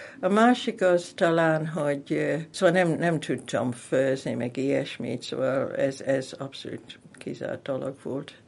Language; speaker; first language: Hungarian; non-native, fluent; English